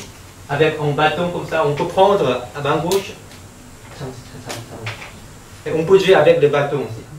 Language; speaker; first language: French; non-native, learner; Korean